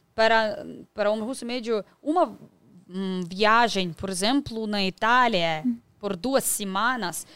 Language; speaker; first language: Portuguese; non-native, fluent; Russian